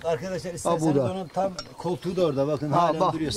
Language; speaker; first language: Turkish; native; Turkish